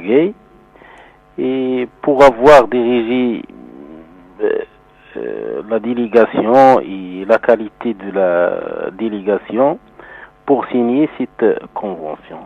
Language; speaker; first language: French; non-native, local second language; Arabic